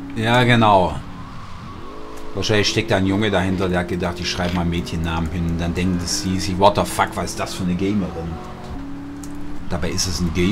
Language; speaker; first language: German; native; German